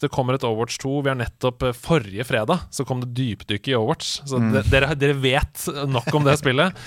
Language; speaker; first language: Norwegian; native; Norwegian